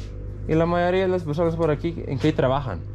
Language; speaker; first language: Spanish; non-native, fluent; English